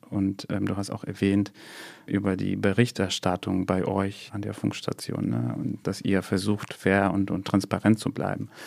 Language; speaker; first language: German; non-native, fluent; Russian